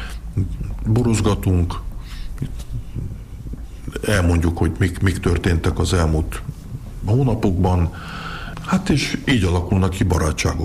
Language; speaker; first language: Hungarian; early bilingual, heritage; Hungarian